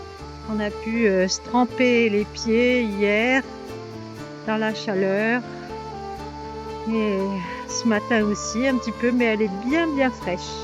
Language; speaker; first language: French; native; French